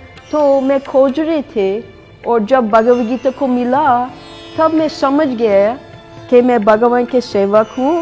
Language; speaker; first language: Hindi; non-native, fluent; English